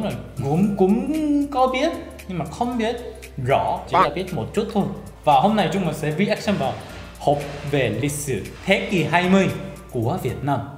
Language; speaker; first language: Vietnamese; non-native, fluent; Korean